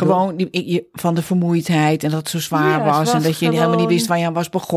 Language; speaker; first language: Dutch; native; Dutch